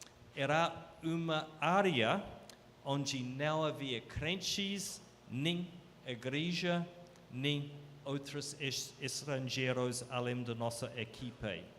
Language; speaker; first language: Portuguese; non-native, fluent; English